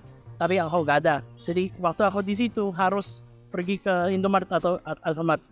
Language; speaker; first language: Indonesian; non-native, fluent; Filipino